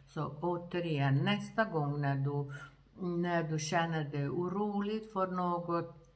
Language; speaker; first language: Swedish; non-native, fluent; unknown